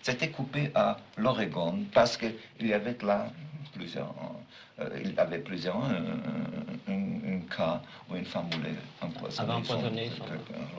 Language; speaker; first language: French; non-native, fluent; German